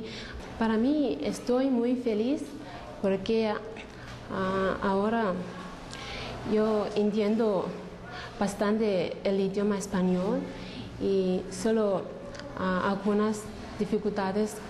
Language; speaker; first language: Spanish; non-native, learner; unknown